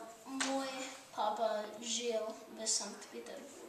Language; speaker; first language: Russian; non-native, learner; English